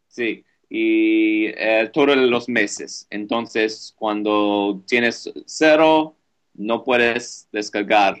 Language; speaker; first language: Spanish; non-native, learner; English